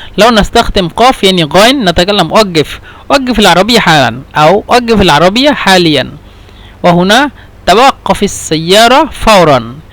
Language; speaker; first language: Egyptian Arabic; non-native, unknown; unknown